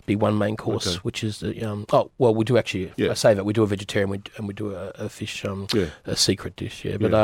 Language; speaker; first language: English; native; English